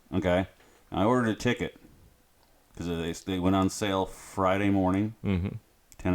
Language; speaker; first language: English; native; English